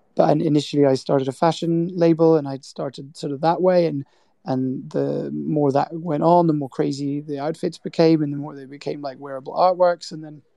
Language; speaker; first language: English; native; English